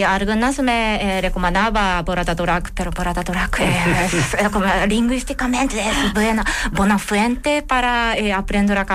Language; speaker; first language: Catalan; non-native, learner; Japanese